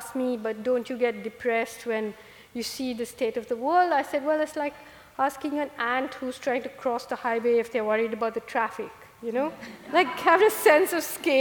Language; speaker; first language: English; non-native, local second language; Malayalam